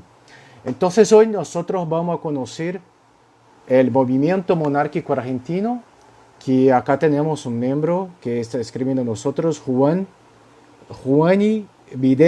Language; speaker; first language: Spanish; non-native, local second language; Portuguese